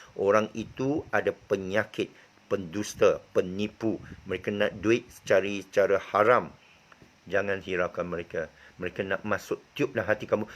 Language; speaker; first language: Malay; non-native, local second language; Chinese